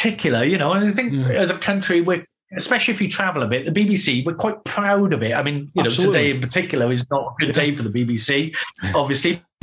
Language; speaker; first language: English; native; English